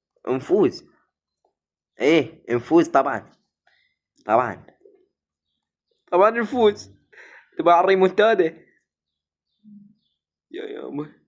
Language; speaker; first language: Arabic; native; Arabic